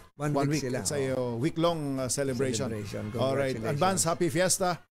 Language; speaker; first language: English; non-native, local second language; Filipino